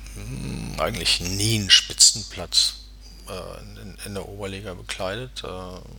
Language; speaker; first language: German; native; German